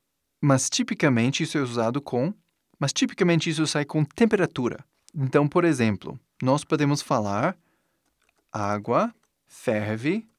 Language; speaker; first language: Portuguese; non-native, fluent; English